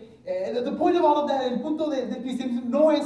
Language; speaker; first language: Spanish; early bilingual, heritage; English